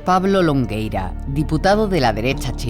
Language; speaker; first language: Spanish; native; Spanish